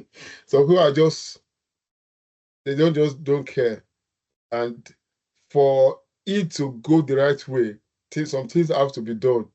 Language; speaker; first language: English; non-native, local second language; Yoruba